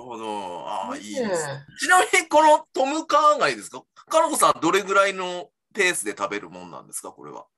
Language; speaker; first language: Japanese; native; Japanese